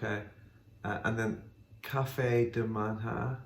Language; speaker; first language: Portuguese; non-native, learner; English